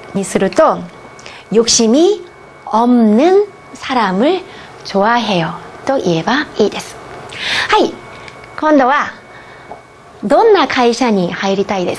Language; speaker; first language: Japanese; non-native, fluent; Korean